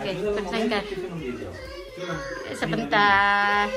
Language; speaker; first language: Indonesian; non-native, local second language; Javanese